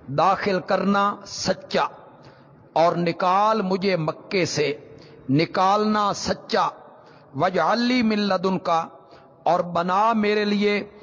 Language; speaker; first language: Urdu; non-native, local second language; Punjabi